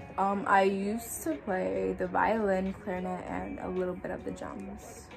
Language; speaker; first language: English; native; English